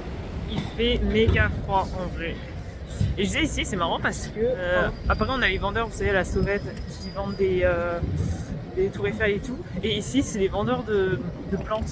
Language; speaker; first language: French; native; French